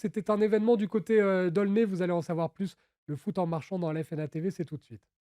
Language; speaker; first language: French; native; French